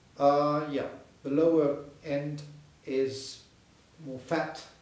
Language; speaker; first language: English; non-native, fluent; Spanish